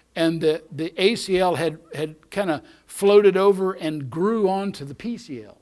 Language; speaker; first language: English; native; English